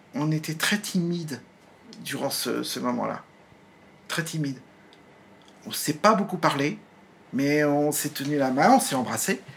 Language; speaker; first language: French; native; French